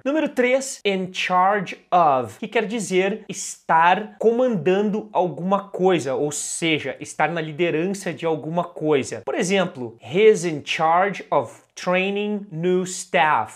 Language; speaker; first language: Portuguese; native; Portuguese